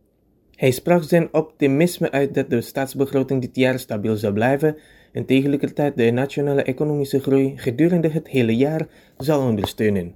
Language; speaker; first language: Dutch; non-native, fluent; Indonesian